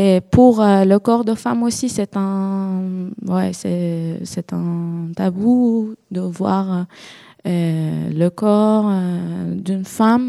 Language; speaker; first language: French; non-native, learner; Persian